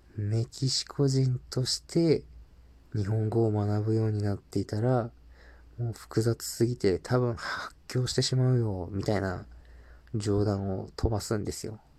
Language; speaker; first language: Japanese; native; Japanese